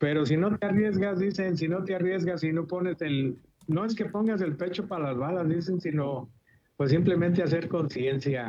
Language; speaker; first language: Spanish; native; Spanish